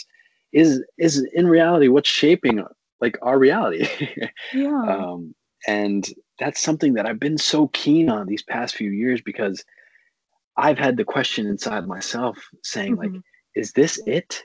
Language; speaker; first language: English; native; English